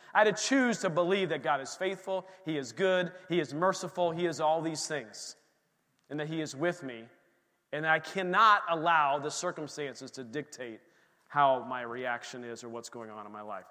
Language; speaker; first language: English; native; English